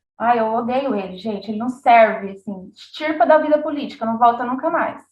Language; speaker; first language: Portuguese; native; Portuguese